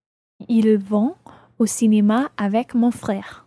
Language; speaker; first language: French; non-native, learner; English